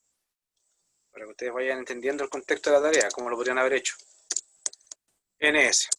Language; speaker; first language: Spanish; native; Spanish